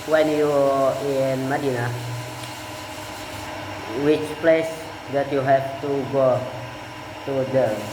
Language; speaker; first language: English; non-native, learner; Indonesian